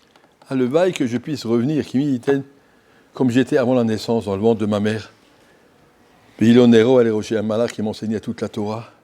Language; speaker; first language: French; native; French